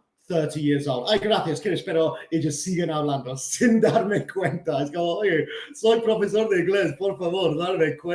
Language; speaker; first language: Spanish; non-native, fluent; English